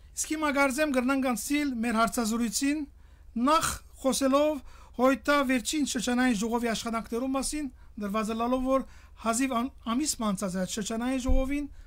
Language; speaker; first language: Armenian; early bilingual, heritage; Armenian